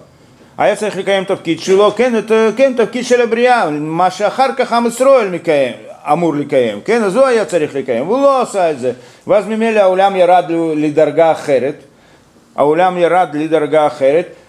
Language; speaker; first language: Hebrew; non-native, fluent; Russian